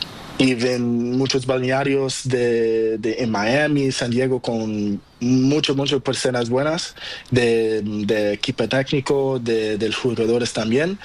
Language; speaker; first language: Spanish; non-native, learner; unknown